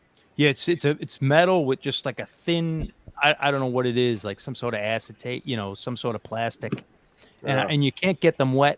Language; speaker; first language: English; native; English